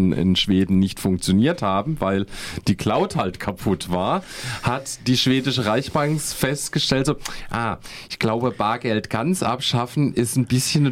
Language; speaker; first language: German; native; German